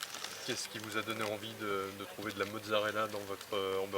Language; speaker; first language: French; native; French